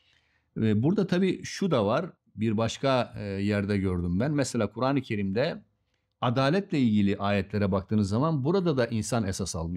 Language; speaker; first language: Turkish; native; Turkish